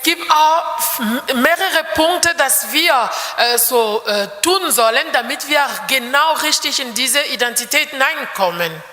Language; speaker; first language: German; non-native, fluent; French